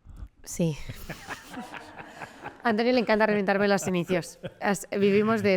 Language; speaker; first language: Spanish; native; Spanish